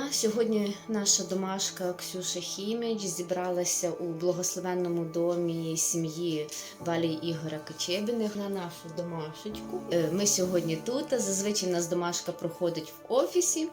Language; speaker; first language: Ukrainian; native; Ukrainian